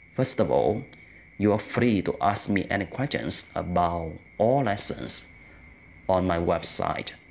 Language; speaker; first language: English; non-native, fluent; Vietnamese